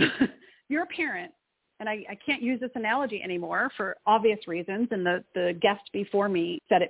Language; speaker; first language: English; native; English